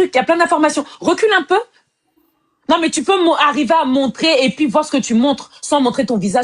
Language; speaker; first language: French; native; French